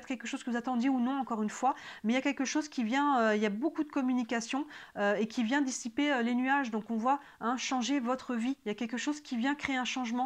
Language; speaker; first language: French; native; French